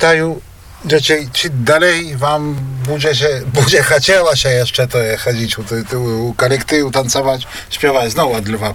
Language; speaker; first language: Polish; non-native, learner; Belarusian